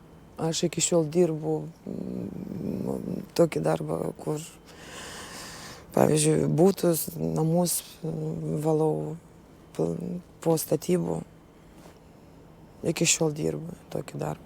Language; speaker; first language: Lithuanian; early bilingual, other home language; Russian